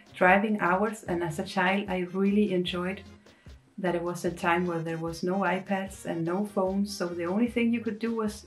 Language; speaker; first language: English; non-native, fluent; Spanish